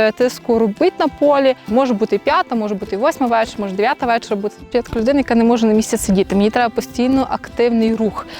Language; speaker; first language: Ukrainian; native; Ukrainian